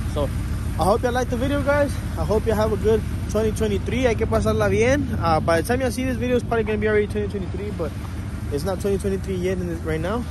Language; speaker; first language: English; early bilingual, other home language; Spanish